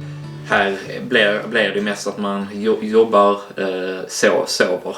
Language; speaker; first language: Swedish; native; Swedish